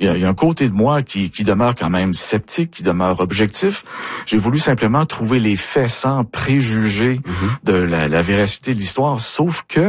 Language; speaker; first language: French; native; French